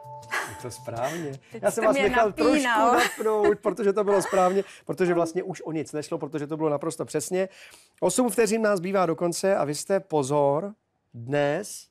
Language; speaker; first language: Czech; native; Czech